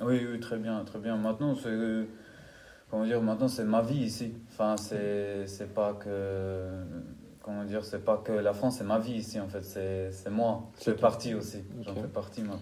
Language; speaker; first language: French; non-native, fluent; Albanian